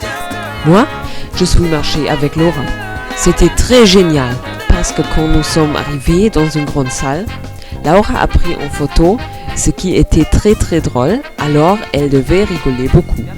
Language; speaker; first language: French; non-native, learner; German